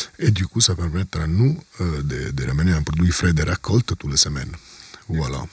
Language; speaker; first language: French; non-native, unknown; Italian